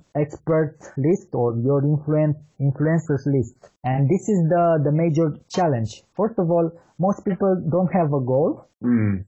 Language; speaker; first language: English; non-native, fluent; Romanian